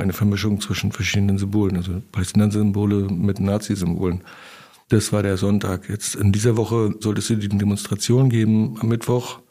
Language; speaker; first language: German; native; German